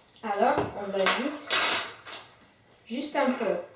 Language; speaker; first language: French; non-native, learner; English